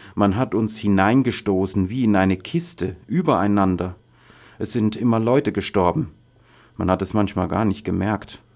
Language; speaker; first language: German; non-native, fluent; Arabic